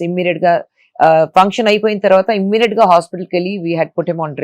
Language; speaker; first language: Telugu; non-native, fluent; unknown